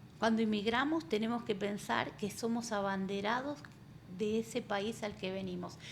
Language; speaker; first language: Spanish; native; Spanish